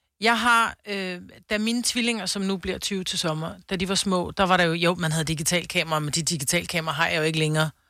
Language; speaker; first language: Danish; native; Danish